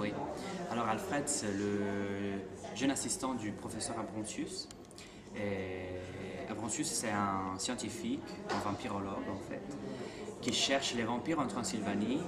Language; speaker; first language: French; non-native, fluent; Italian